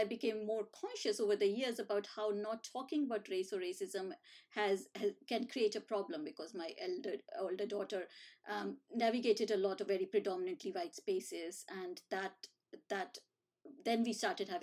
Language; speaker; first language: English; non-native, local second language; Hindi